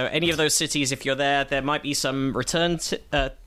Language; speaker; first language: English; native; English